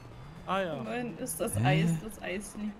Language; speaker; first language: German; native; German